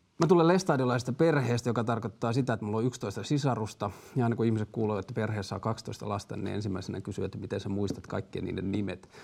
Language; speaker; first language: Finnish; native; Finnish